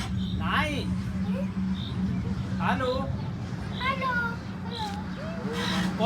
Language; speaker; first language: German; non-native, learner; Punjabi